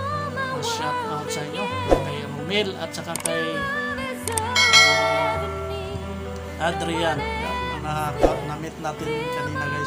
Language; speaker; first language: Filipino; non-native, local second language; Cebuano